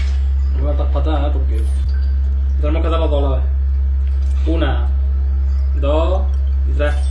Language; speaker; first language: Spanish; native; Spanish